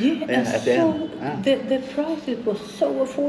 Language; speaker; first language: English; non-native, fluent; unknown